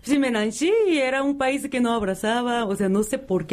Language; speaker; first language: Spanish; non-native, fluent; Korean